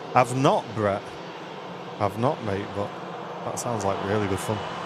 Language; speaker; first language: English; native; English